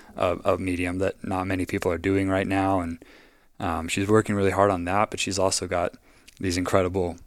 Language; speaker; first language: English; native; English